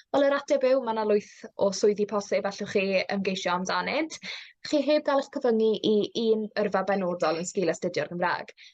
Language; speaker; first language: Welsh; native; Welsh